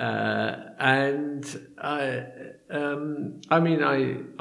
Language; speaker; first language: English; native; English